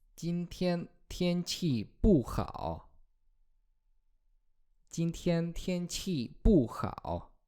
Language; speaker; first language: Chinese; non-native, fluent; Polish